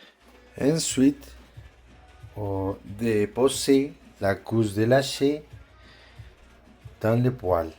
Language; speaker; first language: French; non-native, learner; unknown